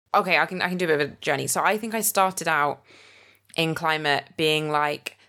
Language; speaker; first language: English; native; English